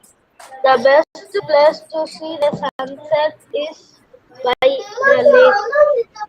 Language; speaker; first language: English; non-native, learner; Tamil